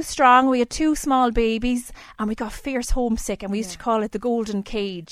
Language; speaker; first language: English; native; English